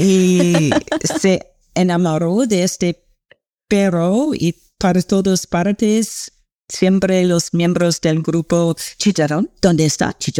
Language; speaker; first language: Spanish; non-native, learner; English